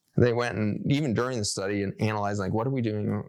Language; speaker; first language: English; native; English